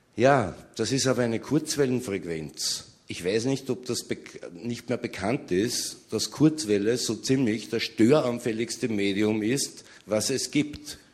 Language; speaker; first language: German; native; German